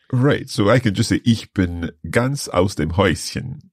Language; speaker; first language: German; non-native, learner; English